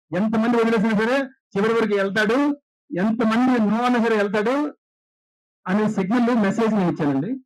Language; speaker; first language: Telugu; native; Telugu